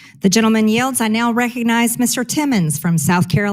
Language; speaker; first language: English; native; English